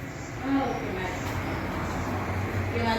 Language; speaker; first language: Portuguese; non-native, learner; Haitian Creole